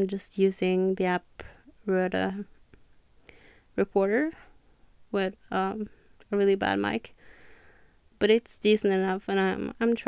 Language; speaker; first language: English; non-native, fluent; Norwegian